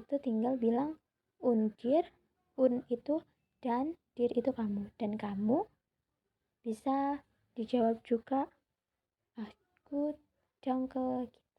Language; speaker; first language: Indonesian; native; Indonesian